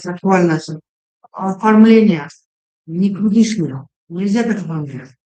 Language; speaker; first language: Russian; non-native, local second language; Kazakh